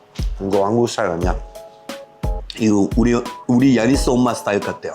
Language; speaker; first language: Korean; non-native, fluent; French